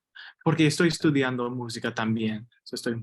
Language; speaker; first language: Spanish; non-native, learner; English